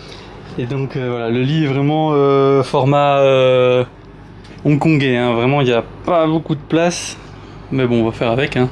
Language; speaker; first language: French; native; French